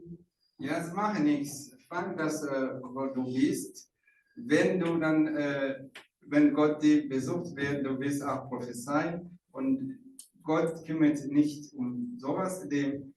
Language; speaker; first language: German; non-native, fluent; Rundi